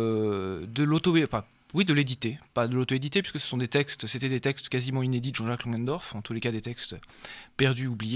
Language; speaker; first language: French; native; French